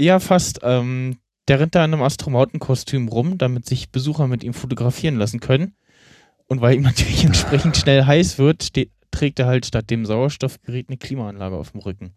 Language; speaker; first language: German; native; German